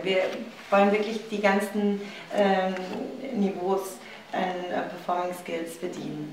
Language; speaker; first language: German; native; German